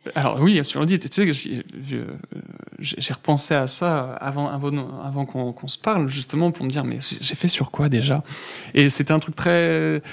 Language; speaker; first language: French; native; French